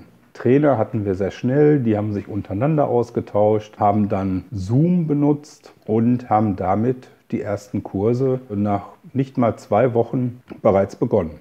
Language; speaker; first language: German; native; German